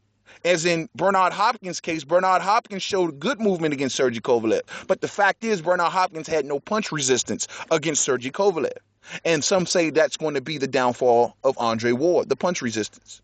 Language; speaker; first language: English; native; English